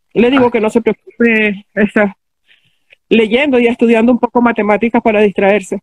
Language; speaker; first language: Spanish; native; Spanish